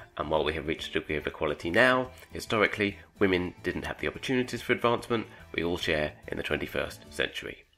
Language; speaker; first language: English; native; English